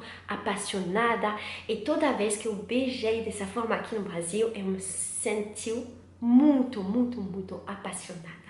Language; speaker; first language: Portuguese; non-native, learner; French